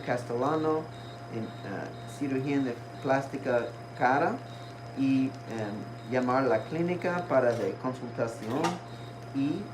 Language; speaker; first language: Spanish; non-native, learner; English